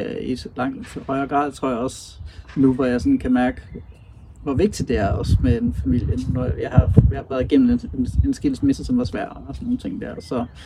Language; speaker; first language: Danish; native; Danish